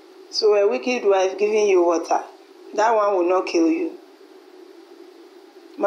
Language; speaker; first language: English; non-native, local second language; Akan